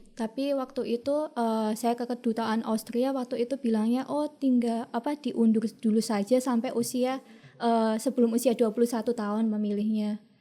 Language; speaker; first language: Indonesian; early bilingual, other home language; German